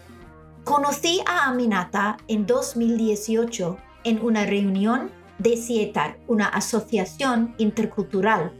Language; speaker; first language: Spanish; non-native, fluent; English